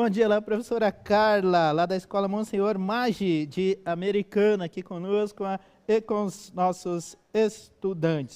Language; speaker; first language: Portuguese; native; Portuguese